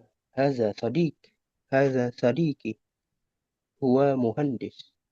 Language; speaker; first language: Arabic; non-native, learner; Indonesian